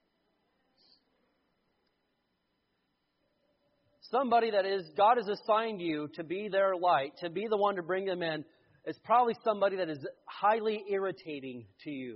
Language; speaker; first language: English; native; English